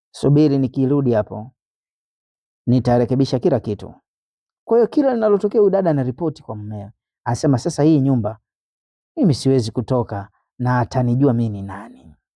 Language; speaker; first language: Swahili; native; Swahili